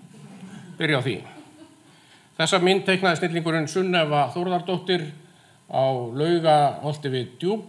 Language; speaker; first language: Icelandic; native; Icelandic